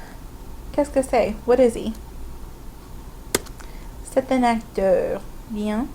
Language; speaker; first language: French; non-native, fluent; English